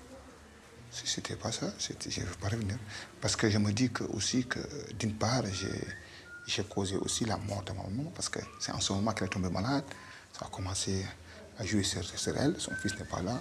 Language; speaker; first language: French; non-native, local second language; Fula